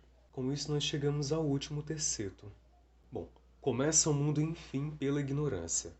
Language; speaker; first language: Portuguese; native; Portuguese